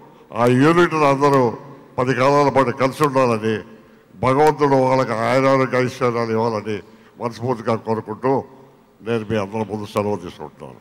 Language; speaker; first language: Telugu; native; Telugu